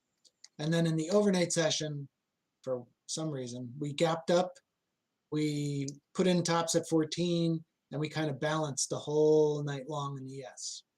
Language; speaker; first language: English; native; English